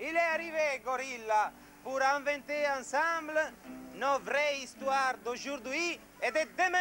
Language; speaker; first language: French; non-native, learner; Italian